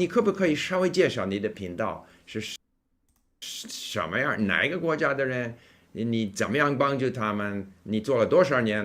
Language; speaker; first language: Chinese; non-native, learner; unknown